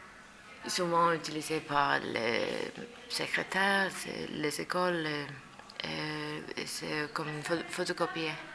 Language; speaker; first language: French; non-native, learner; Norwegian